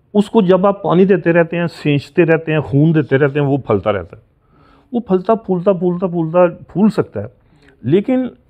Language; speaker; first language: Urdu; non-native, local second language; Punjabi